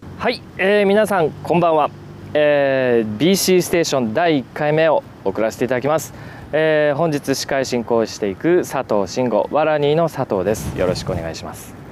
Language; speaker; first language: Japanese; native; Japanese